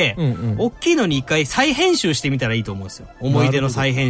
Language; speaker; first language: Japanese; native; Japanese